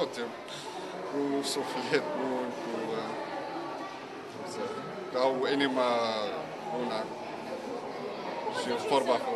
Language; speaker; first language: Romanian; non-native, learner; Arabic